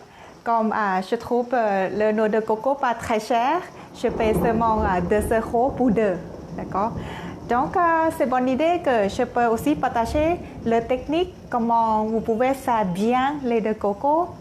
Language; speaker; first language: French; non-native, learner; Thai